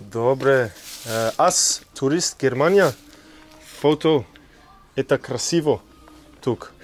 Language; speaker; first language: Bulgarian; non-native, learner; English